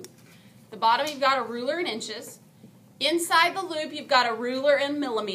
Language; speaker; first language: English; native; English